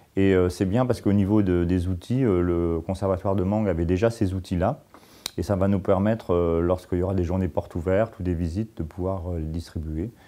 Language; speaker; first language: French; native; French